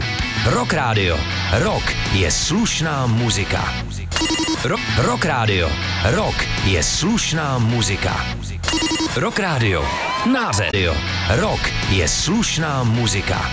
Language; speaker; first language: Czech; native; Czech